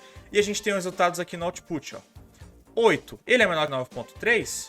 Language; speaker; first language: Portuguese; native; Portuguese